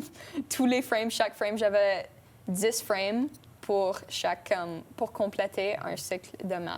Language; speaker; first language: French; non-native, local second language; English